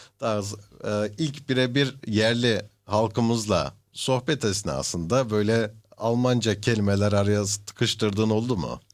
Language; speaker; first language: Turkish; early bilingual, heritage; Turkish